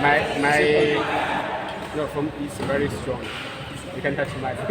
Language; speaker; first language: English; non-native, learner; Filipino